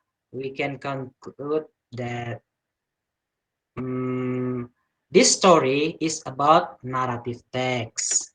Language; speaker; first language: English; non-native, learner; Indonesian